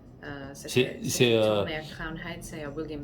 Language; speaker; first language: French; non-native, fluent; English